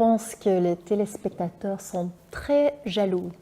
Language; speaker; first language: French; non-native, fluent; Dutch